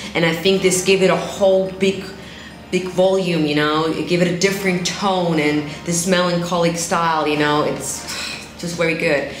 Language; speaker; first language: English; non-native, fluent; German